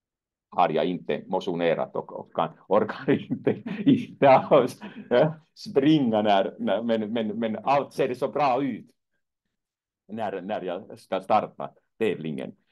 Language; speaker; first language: Swedish; non-native, fluent; Finnish